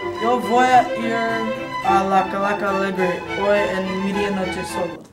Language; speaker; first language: Spanish; non-native, learner; English